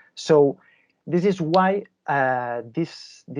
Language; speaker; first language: English; non-native, fluent; Catalan